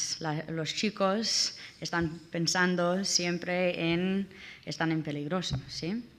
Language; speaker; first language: Spanish; non-native, learner; English